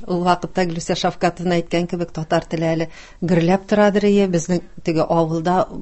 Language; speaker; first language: Tatar; native; Tatar